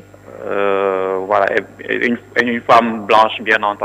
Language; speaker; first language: French; non-native, local second language; Wolof